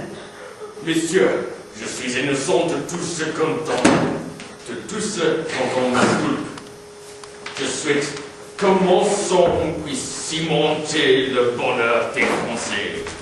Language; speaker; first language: French; non-native, learner; English